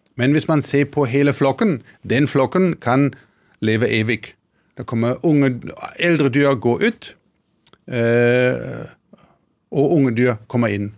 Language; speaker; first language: Norwegian; non-native, fluent; German